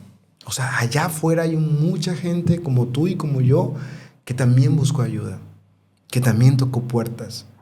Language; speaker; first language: Spanish; native; Spanish